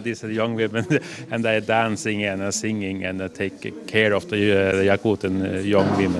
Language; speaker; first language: English; non-native, learner; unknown